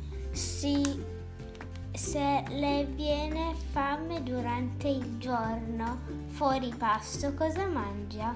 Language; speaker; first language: Italian; early bilingual, heritage; Italian